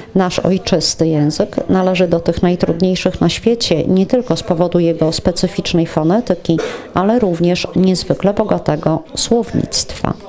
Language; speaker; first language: Polish; native; Polish